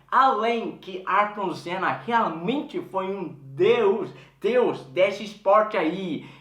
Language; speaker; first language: Portuguese; non-native, fluent; Swedish